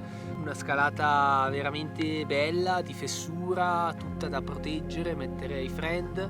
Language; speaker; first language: Italian; native; Italian